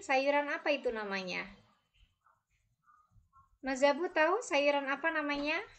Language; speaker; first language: Indonesian; native; Indonesian